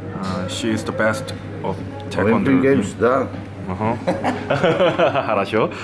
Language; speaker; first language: English; non-native, learner; Korean